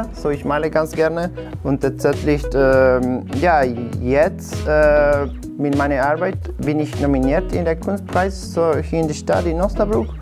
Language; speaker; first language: German; non-native, fluent; Spanish